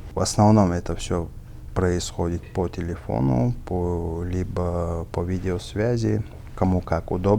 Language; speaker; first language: Russian; non-native, local second language; Chechen